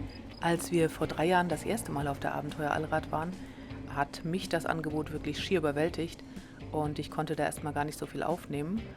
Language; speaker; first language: German; native; German